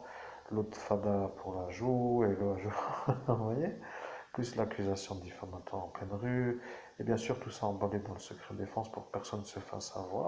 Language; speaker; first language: French; native; French